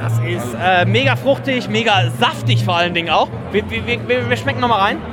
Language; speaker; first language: German; native; German